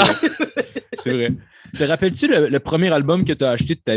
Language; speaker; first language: French; native; French